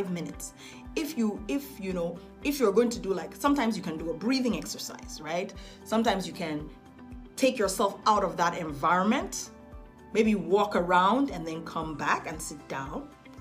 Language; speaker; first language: English; native; English